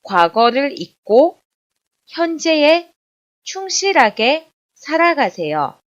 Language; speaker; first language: Korean; non-native, fluent; Chinese